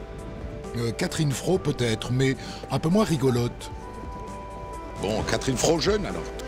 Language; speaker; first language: French; native; French